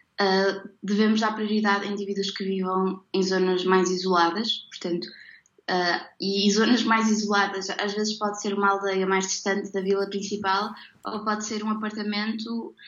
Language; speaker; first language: Portuguese; native; Portuguese